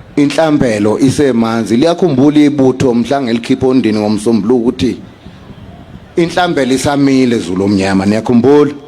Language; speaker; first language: Zulu; native; Zulu